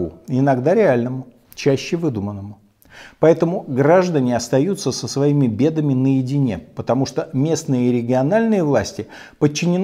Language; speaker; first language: Russian; native; Russian